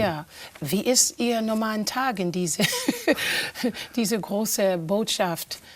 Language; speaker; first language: German; non-native, fluent; English